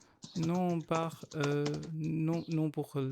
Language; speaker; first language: French; non-native, learner; Chinese